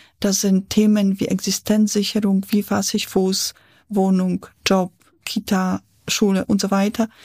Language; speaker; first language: German; non-native, fluent; Polish